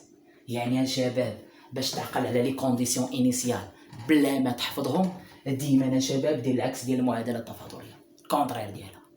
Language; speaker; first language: Arabic; native; Arabic